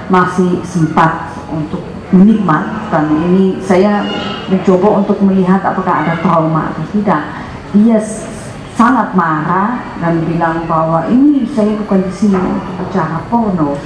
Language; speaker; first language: Indonesian; non-native, fluent; Dutch